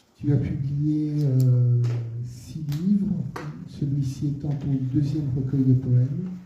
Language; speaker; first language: French; native; French